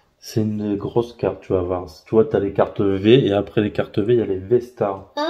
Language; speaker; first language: French; native; French